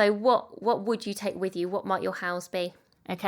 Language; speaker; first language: English; native; English